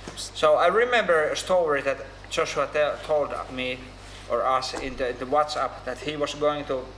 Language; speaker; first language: English; non-native, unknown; Finnish